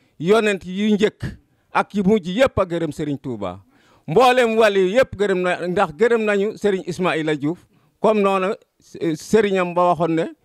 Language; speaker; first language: Wolof; non-native, local second language; Serer